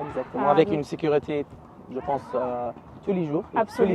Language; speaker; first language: French; non-native, learner; Arabic